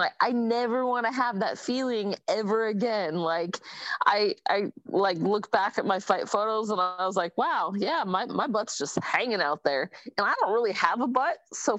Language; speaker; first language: English; native; English